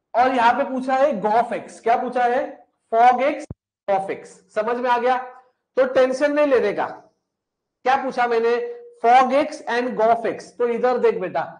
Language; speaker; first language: Hindi; non-native, local second language; Marathi